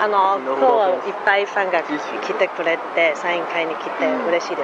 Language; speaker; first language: Japanese; non-native, fluent; Cantonese